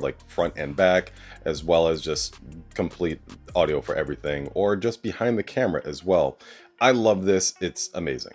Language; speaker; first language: English; native; English